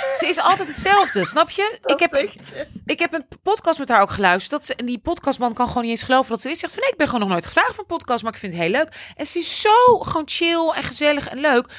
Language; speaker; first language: Dutch; native; Dutch